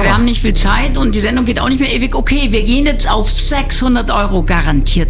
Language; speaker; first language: German; native; German